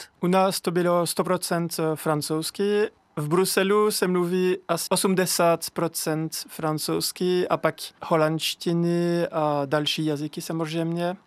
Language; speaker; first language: Czech; non-native, fluent; French